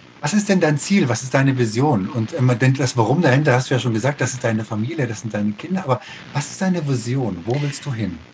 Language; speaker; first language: German; native; German